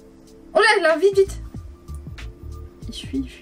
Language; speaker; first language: French; native; French